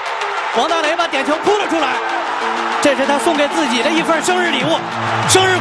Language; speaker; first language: Chinese; native; Chinese